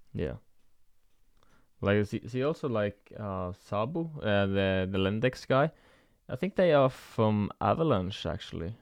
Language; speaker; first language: English; non-native, fluent; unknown